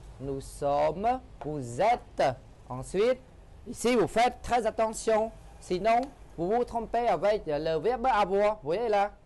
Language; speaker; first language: French; non-native, fluent; Khmer